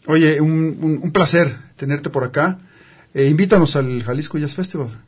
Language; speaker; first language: Spanish; native; Spanish